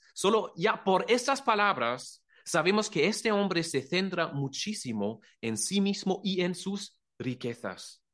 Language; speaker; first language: Spanish; non-native, fluent; German